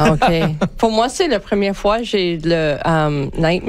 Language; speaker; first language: French; non-native, learner; English